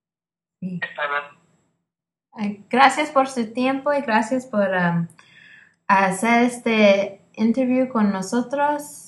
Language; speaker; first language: Spanish; early bilingual, heritage; English